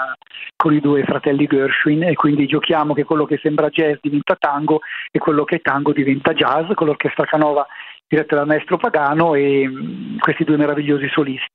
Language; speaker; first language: Italian; native; Italian